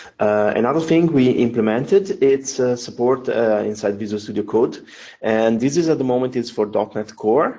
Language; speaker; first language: English; non-native, fluent; Italian